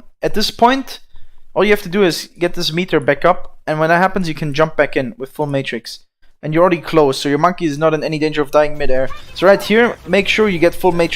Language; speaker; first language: English; non-native, fluent; German